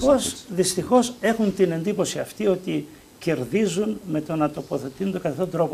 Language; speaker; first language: Greek; native; Greek